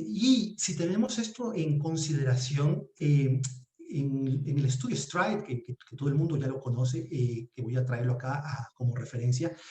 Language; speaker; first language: Spanish; native; Spanish